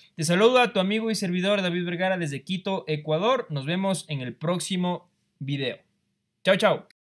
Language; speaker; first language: Spanish; native; Spanish